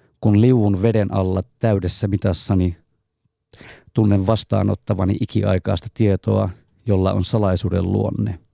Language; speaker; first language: Finnish; native; Finnish